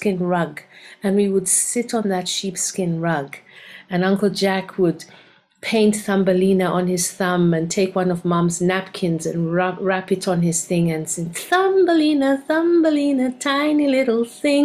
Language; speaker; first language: English; non-native, local second language; Ganda